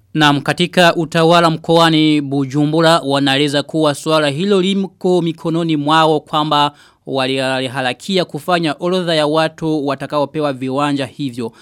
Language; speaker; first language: Swahili; non-native, local second language; Rundi